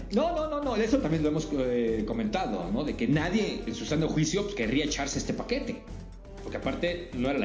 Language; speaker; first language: Spanish; native; Spanish